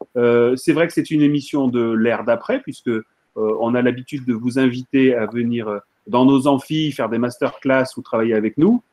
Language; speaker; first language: French; native; French